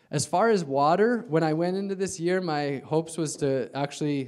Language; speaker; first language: English; native; English